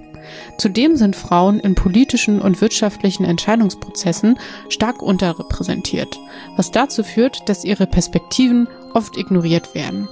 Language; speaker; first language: German; native; German